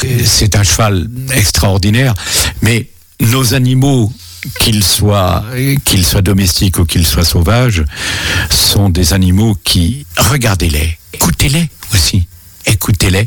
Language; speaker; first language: French; native; French